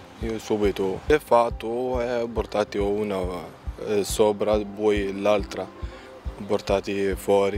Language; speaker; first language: Italian; non-native, learner; Arabic